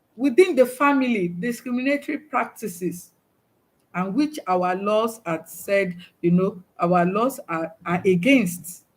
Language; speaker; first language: English; non-native, local second language; Yoruba